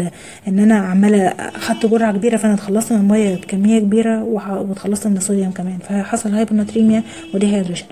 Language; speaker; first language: Arabic; native; Arabic